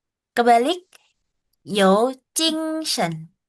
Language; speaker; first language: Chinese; non-native, fluent; Indonesian